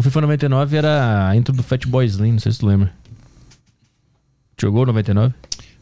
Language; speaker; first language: Portuguese; native; Portuguese